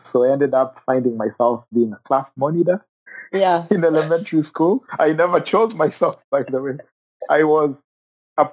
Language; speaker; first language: English; non-native, local second language; Kinyarwanda